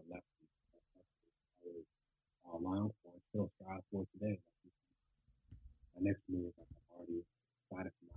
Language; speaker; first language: English; native; English